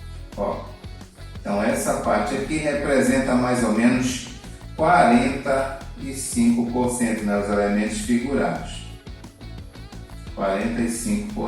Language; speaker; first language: Portuguese; native; Portuguese